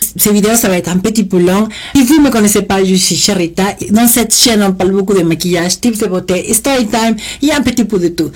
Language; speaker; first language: French; non-native, fluent; Spanish